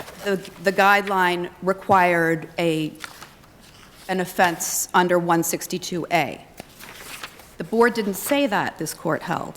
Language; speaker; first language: English; native; English